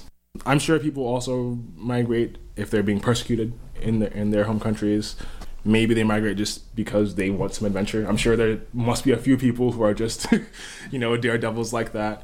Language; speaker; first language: English; native; English